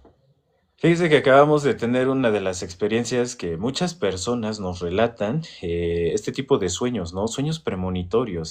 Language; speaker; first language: Spanish; native; Spanish